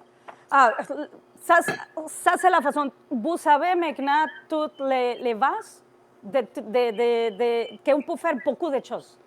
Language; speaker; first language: French; non-native, learner; Spanish